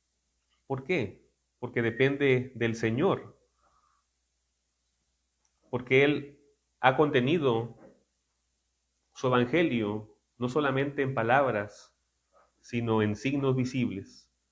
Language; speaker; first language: Spanish; native; Spanish